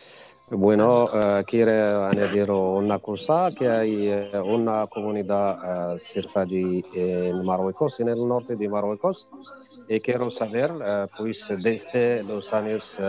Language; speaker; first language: Spanish; non-native, fluent; Arabic